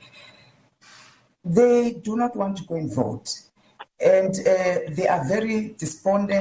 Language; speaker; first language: English; non-native, local second language; Tsonga